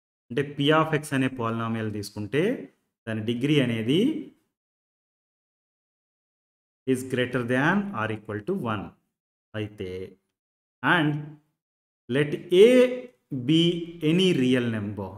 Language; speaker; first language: English; non-native, local second language; Telugu